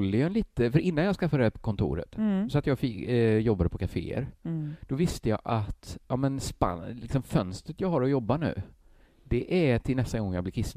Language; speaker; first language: Swedish; native; Swedish